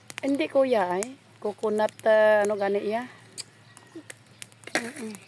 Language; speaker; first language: Filipino; native; Filipino